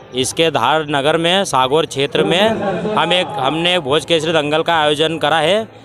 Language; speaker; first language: Hindi; native; Hindi